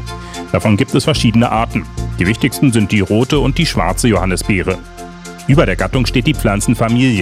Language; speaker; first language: German; native; German